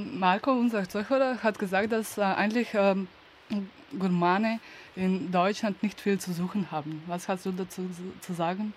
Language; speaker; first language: German; non-native, learner; Slovenian